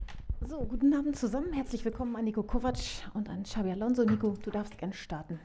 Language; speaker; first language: German; native; German